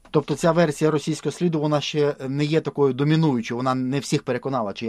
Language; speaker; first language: Ukrainian; native; Ukrainian